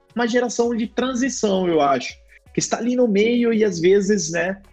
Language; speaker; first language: Portuguese; non-native, fluent; Italian